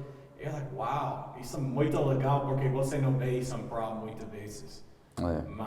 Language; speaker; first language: Portuguese; non-native, learner; English